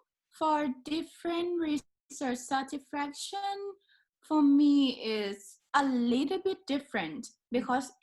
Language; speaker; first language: English; non-native, learner; Thai